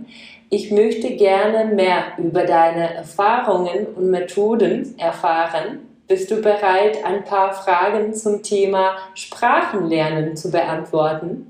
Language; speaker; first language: German; non-native, fluent; Czech